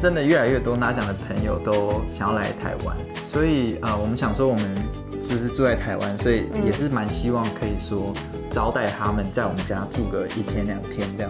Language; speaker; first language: Chinese; native; Chinese